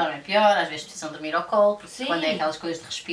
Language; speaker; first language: Portuguese; native; Portuguese